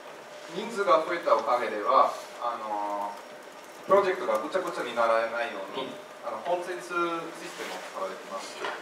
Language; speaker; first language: Japanese; non-native, fluent; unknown